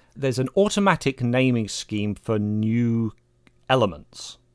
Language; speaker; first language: English; native; English